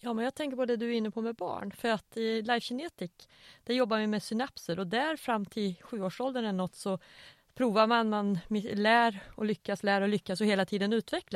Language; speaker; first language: Swedish; native; Swedish